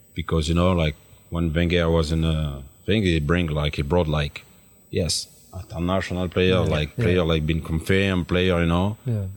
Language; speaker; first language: English; non-native, fluent; French